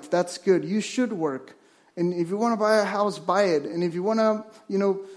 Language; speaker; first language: English; non-native, fluent; Spanish